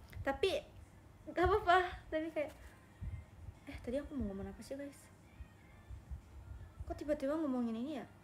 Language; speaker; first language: Indonesian; non-native, learner; Japanese